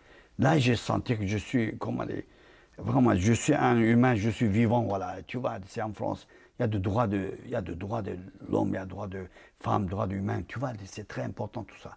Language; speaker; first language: French; non-native, fluent; Turkish